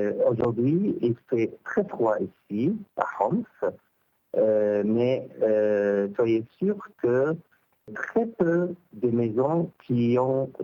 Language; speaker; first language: French; non-native, local second language; Arabic